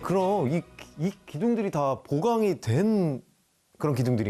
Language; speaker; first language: Korean; native; Korean